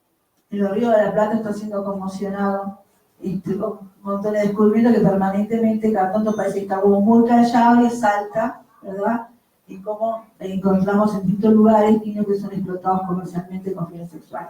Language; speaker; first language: Spanish; native; Spanish